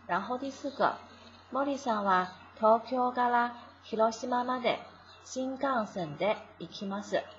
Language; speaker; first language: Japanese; non-native, fluent; Chinese